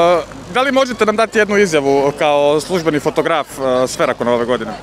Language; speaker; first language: Croatian; native; Croatian